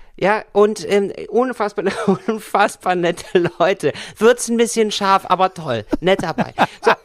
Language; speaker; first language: German; native; German